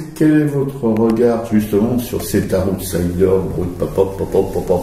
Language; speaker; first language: French; native; French